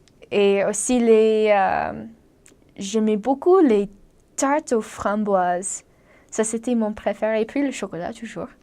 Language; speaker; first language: French; non-native, fluent; English